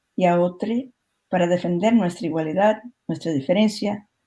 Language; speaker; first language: Spanish; early bilingual, other home language; English